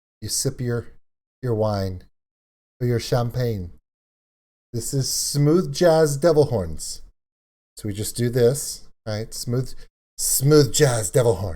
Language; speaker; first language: English; native; English